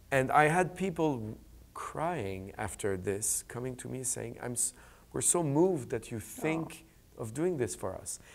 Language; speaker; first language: English; native; English